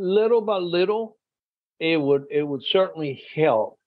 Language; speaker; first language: English; non-native, fluent; Spanish